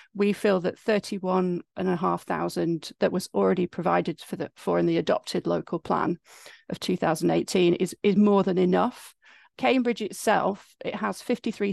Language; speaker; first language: English; native; English